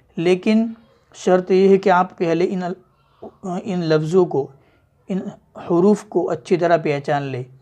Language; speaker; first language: Hindi; native; Hindi